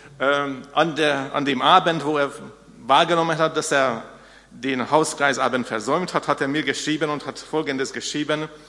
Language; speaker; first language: German; non-native, fluent; Hungarian